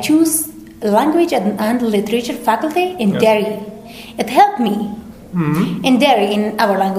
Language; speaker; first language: English; non-native, learner; Persian